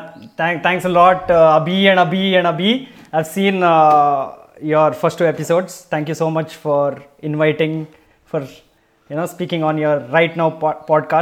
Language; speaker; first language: English; non-native, local second language; Kannada